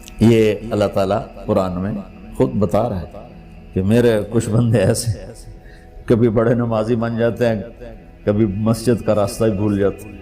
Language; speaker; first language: Urdu; non-native, local second language; Punjabi